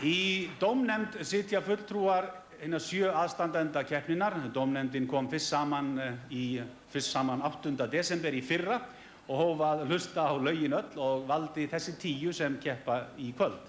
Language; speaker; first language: Icelandic; native; Icelandic